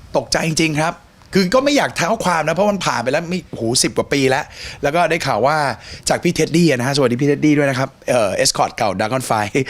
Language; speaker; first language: Thai; early bilingual, heritage; Thai